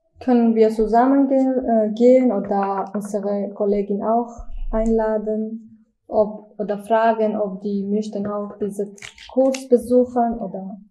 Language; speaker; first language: German; non-native, learner; Georgian